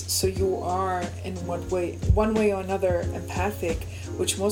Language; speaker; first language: English; non-native, fluent; German